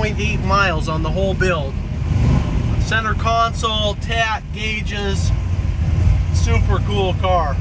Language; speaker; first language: English; native; English